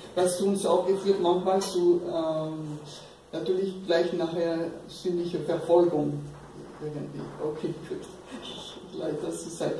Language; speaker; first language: German; non-native, fluent; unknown